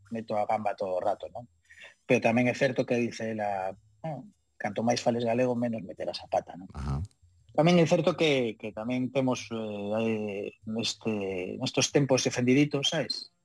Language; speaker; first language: Galician; non-native, learner; Spanish